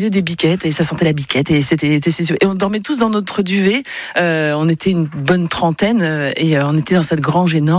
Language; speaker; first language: French; native; French